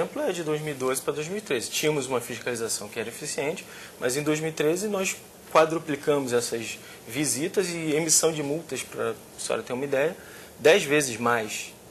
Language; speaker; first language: Portuguese; native; Portuguese